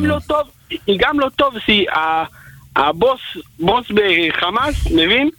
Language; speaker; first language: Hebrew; non-native, learner; Spanish